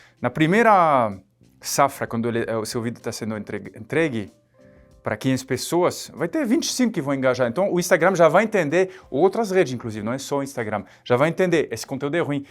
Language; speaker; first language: Portuguese; non-native, fluent; French